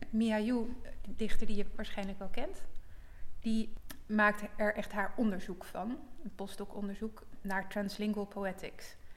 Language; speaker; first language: Dutch; native; Dutch